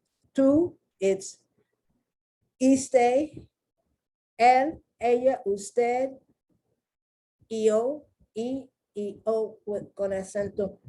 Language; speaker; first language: Spanish; non-native, learner; English